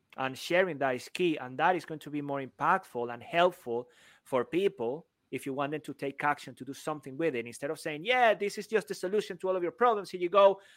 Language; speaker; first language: English; non-native, fluent; Spanish